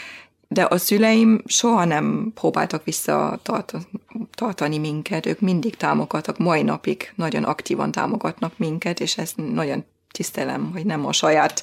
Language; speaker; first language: Hungarian; non-native, fluent; German